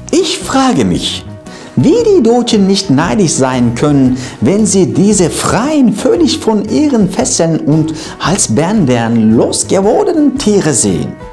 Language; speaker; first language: German; non-native, learner; Turkish